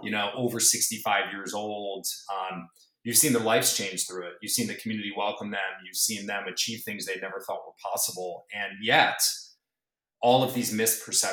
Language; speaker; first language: English; native; English